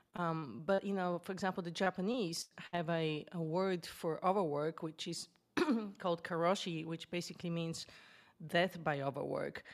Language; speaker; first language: English; non-native, fluent; Bulgarian